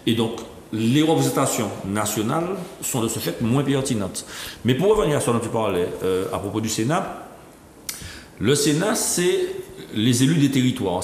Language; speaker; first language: French; native; French